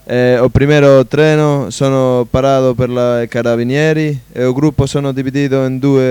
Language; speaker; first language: Italian; non-native, learner; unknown